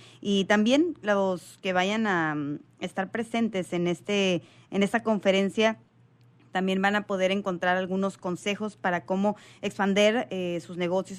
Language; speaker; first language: Spanish; native; Spanish